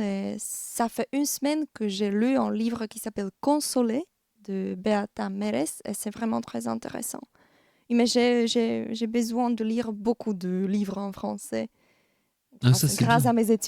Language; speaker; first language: French; non-native, fluent; Slovak